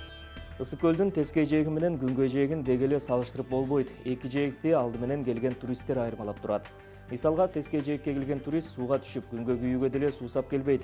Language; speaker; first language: Kyrgyz; native; Kyrgyz